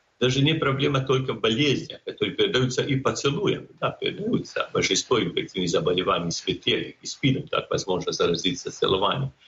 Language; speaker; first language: Russian; non-native, fluent; Croatian